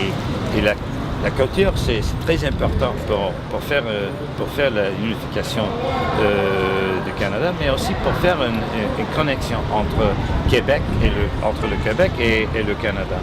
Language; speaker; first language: French; non-native, local second language; English